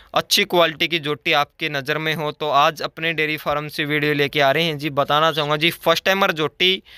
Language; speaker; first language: Hindi; native; Hindi